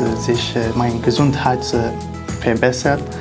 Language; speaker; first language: German; non-native, learner; Arabic